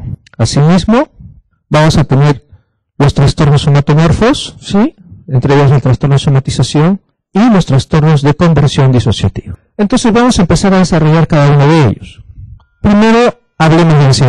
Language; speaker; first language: Spanish; native; Spanish